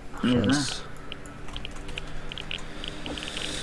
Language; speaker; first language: Russian; native; Russian